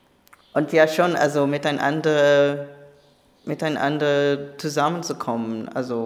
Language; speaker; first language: German; non-native, learner; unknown